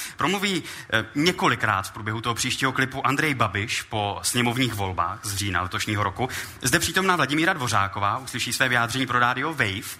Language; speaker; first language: Czech; native; Czech